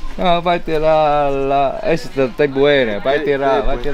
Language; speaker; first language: Portuguese; non-native, learner; Vietnamese